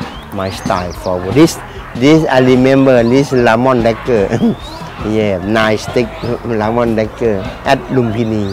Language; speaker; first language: English; non-native, learner; Thai